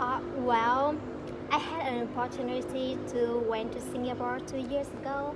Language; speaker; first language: English; non-native, fluent; Vietnamese